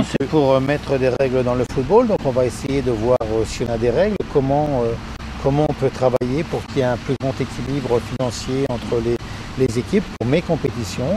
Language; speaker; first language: French; native; French